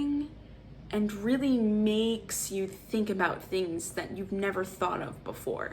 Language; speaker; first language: English; native; English